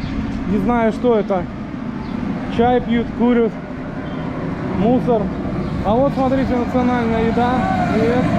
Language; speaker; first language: Russian; native; Russian